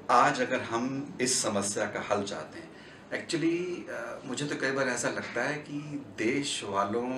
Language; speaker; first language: Hindi; native; Hindi